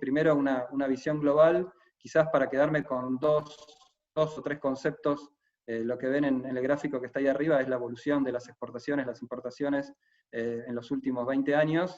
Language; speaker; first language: Spanish; native; Spanish